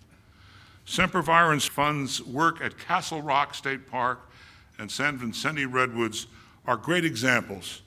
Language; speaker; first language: English; native; English